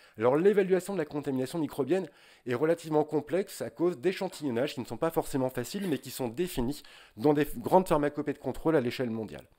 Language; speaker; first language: French; native; French